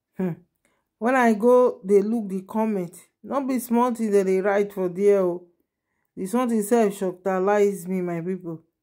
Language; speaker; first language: Nigerian Pidgin; non-native, local second language; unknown